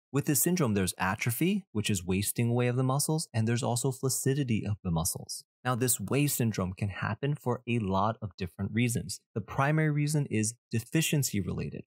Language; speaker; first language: English; early bilingual, other home language; Chinese